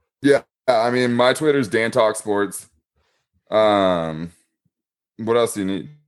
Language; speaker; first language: English; native; English